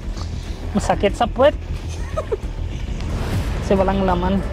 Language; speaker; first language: Filipino; non-native, learner; Punjabi